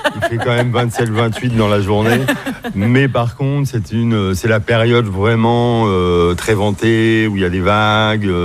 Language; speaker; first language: French; native; French